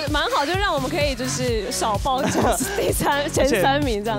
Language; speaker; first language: Chinese; native; Chinese